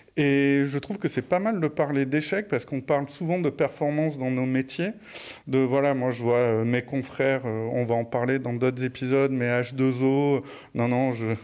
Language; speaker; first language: French; native; French